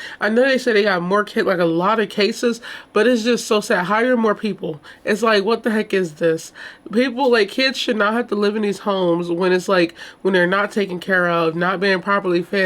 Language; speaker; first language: English; native; English